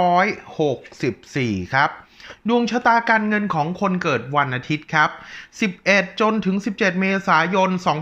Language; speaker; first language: Thai; native; Thai